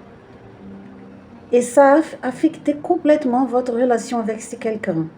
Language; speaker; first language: French; non-native, fluent; Portuguese